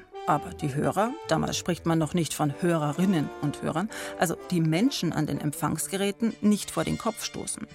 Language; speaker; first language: German; native; German